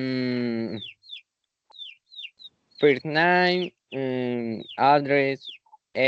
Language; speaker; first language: English; non-native, learner; Spanish